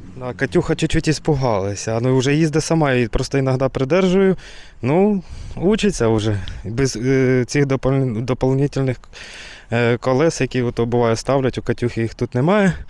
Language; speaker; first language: Ukrainian; native; Ukrainian